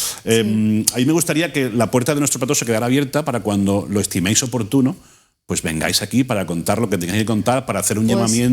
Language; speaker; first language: Spanish; native; Spanish